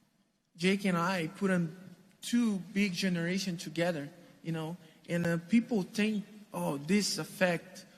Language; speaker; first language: English; non-native, learner; Portuguese